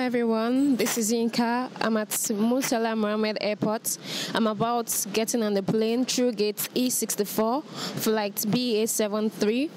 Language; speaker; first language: English; non-native, local second language; Yoruba